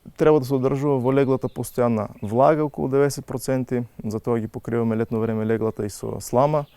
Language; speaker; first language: Macedonian; native; Macedonian